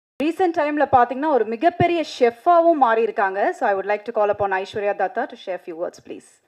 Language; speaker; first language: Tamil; native; Tamil